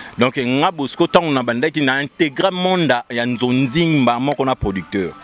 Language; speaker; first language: Lingala; native; Lingala